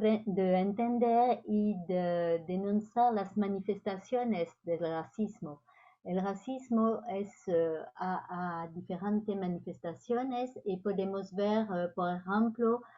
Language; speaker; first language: Spanish; non-native, learner; French